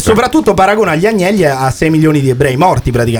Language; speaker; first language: Italian; native; Italian